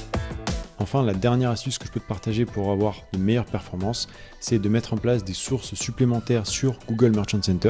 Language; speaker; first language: French; native; French